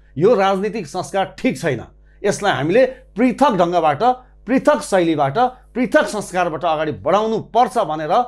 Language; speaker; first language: Nepali; native; Nepali